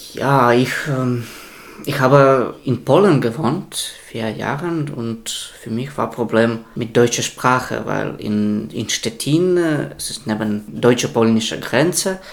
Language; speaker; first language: German; non-native, learner; Russian